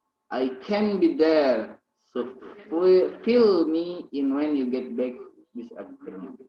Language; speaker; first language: English; non-native, learner; Indonesian